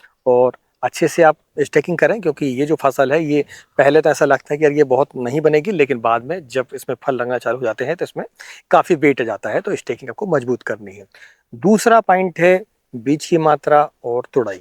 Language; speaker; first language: Hindi; native; Hindi